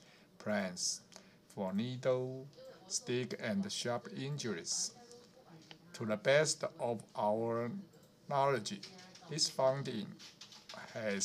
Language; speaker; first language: English; non-native, learner; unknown